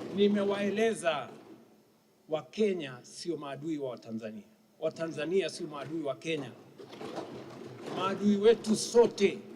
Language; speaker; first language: Swahili; non-native, local second language; Kalenjin